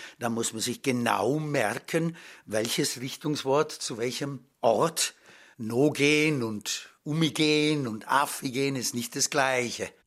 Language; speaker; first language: German; native; German